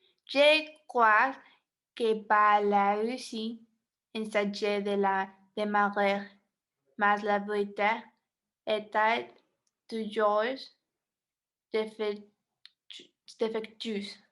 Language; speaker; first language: French; non-native, learner; Spanish